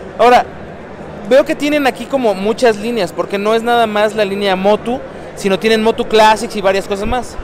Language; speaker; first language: Spanish; native; Spanish